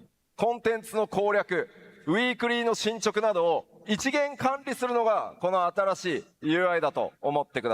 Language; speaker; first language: Japanese; native; Japanese